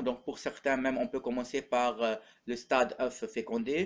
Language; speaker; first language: French; non-native, local second language; Arabic